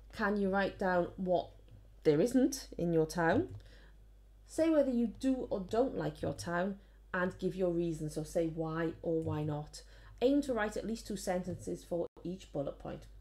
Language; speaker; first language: English; native; English